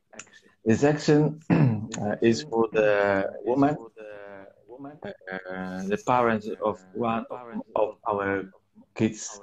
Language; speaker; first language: English; non-native, learner; Polish